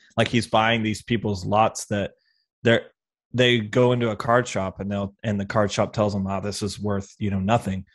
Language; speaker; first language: English; native; English